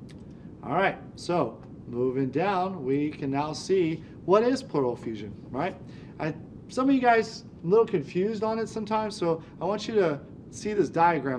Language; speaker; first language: English; native; English